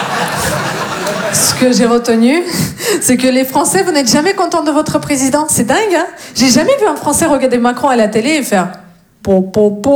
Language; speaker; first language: French; non-native, fluent; Russian